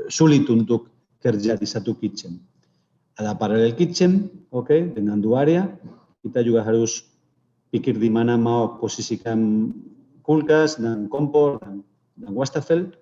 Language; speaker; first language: Indonesian; non-native, fluent; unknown